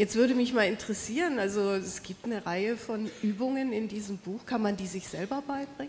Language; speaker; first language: German; native; German